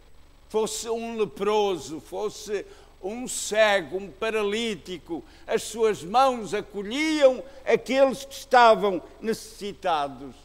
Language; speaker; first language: Portuguese; native; Portuguese